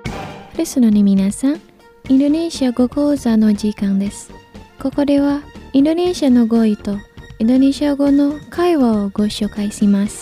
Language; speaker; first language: Japanese; non-native, fluent; Indonesian